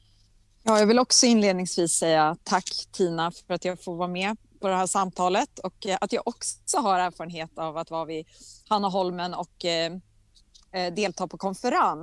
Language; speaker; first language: Swedish; native; Swedish